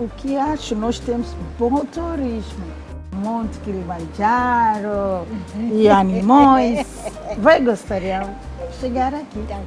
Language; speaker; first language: Portuguese; non-native, fluent; Swahili